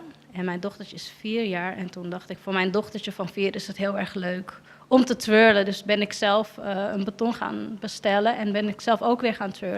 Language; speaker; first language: Dutch; native; Dutch